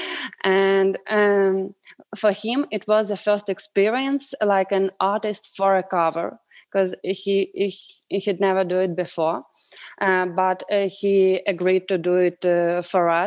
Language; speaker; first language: English; non-native, fluent; Ukrainian